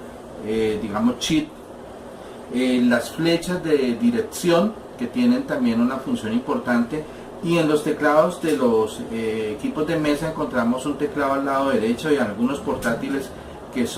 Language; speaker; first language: Spanish; native; Spanish